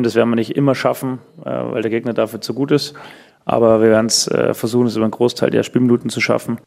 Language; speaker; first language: German; native; German